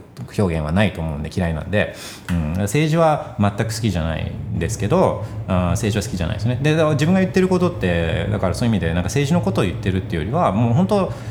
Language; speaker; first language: Japanese; early bilingual, heritage; Japanese